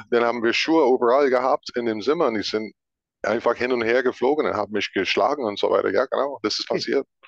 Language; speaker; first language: German; non-native, fluent; English